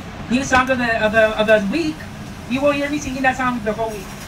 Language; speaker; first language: English; early bilingual, other home language; Spanish